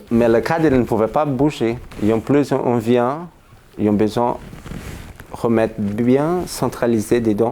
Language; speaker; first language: French; non-native, fluent; Portuguese